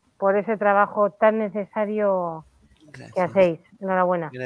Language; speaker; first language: Spanish; native; Spanish